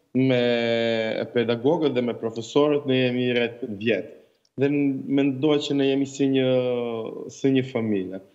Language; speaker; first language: Albanian; non-native, learner; Serbian